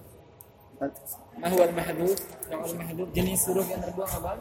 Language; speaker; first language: Arabic; non-native, fluent; Indonesian